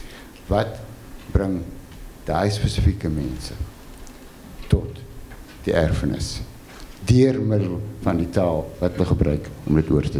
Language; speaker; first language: Afrikaans; non-native, fluent; French